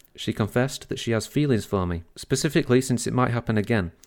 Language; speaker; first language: English; native; English